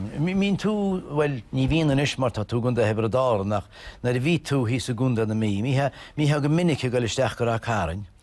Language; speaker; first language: Irish; native; Irish